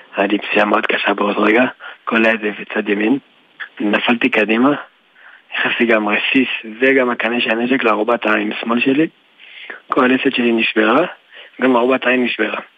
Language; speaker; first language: Hebrew; early bilingual, other home language; French